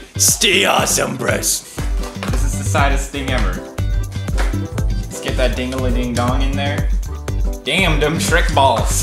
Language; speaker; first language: English; non-native, fluent; Swedish